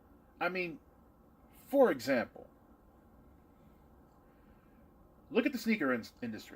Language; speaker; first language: English; native; English